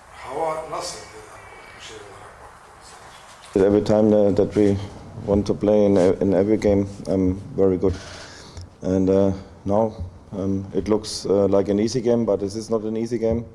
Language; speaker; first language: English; non-native, learner; German